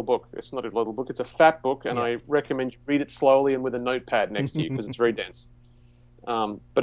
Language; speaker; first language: English; native; English